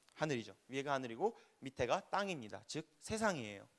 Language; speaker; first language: Korean; native; Korean